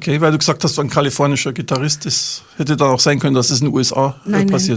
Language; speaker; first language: German; native; German